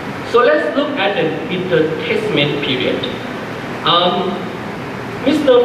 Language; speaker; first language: English; non-native, fluent; Thai